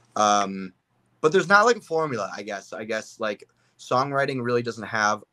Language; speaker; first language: English; native; English